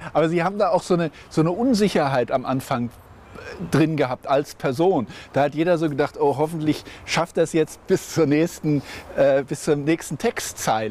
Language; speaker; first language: German; native; German